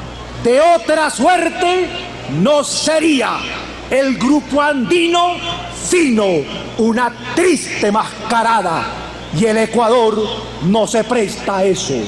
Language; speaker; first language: Spanish; native; Spanish